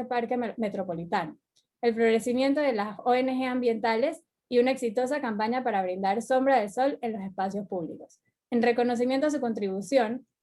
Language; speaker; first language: Spanish; native; Spanish